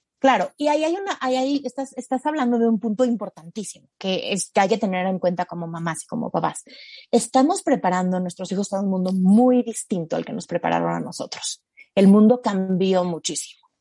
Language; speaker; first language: Spanish; native; Spanish